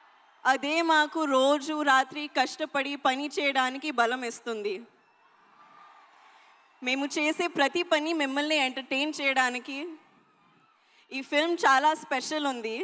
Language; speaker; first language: Telugu; non-native, learner; Hindi